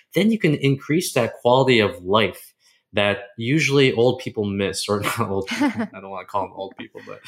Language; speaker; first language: English; native; English